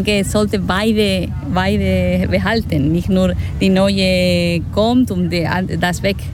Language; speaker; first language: German; non-native, learner; Spanish